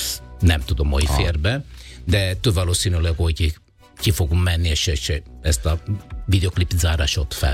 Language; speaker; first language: Hungarian; non-native, learner; Italian